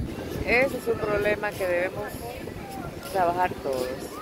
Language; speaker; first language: Spanish; native; Spanish